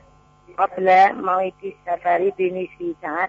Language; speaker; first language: Arabic; non-native, learner; Indonesian